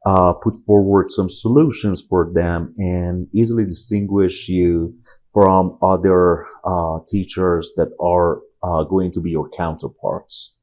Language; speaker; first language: English; non-native, fluent; Persian